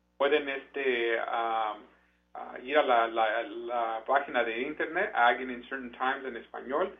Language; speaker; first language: Spanish; early bilingual, heritage; Spanish